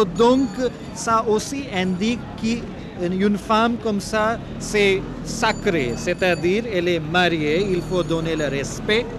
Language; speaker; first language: French; non-native, fluent; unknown